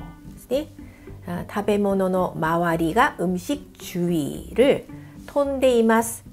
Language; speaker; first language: Japanese; non-native, fluent; Korean